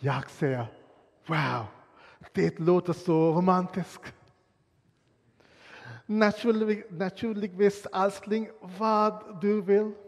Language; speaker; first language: Swedish; non-native, fluent; English